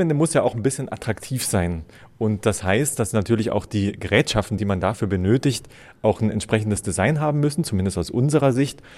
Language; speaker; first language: German; native; German